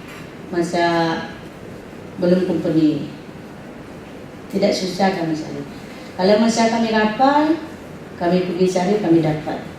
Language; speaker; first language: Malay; non-native, local second language; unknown